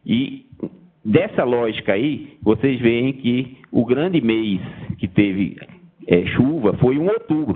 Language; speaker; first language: Portuguese; native; Portuguese